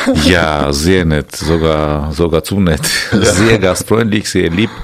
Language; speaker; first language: German; non-native, fluent; Armenian